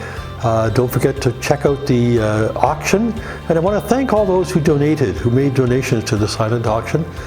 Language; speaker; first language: English; native; English